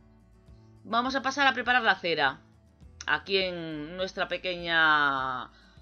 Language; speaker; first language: Spanish; native; Spanish